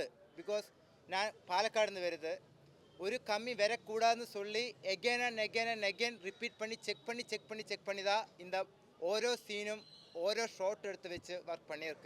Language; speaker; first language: Tamil; non-native, learner; Malayalam